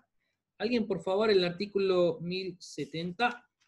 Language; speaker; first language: Spanish; native; Spanish